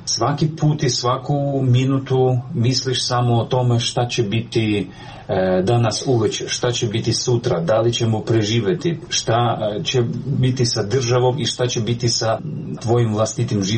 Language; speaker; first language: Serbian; non-native, fluent; Ukrainian